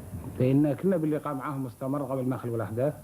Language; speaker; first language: Arabic; native; Arabic